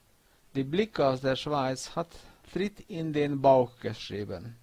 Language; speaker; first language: German; non-native, fluent; Hungarian